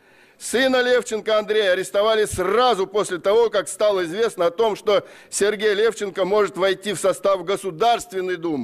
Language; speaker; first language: Russian; native; Russian